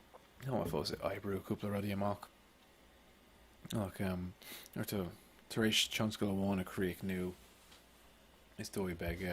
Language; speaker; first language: Irish; non-native, local second language; English